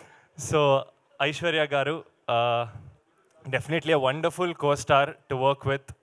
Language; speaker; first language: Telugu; non-native, learner; Kannada